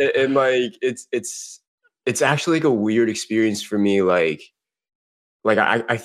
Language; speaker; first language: English; native; English